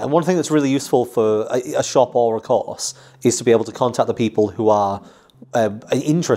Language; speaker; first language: English; native; English